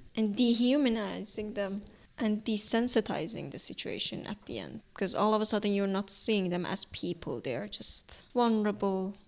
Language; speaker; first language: English; non-native, fluent; Azerbaijani